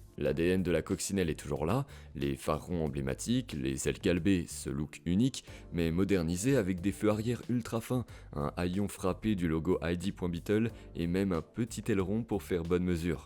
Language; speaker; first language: French; native; French